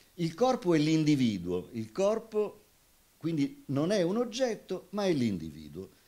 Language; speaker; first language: Italian; native; Italian